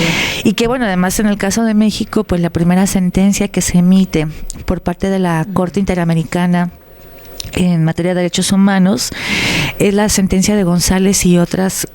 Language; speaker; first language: Spanish; native; Spanish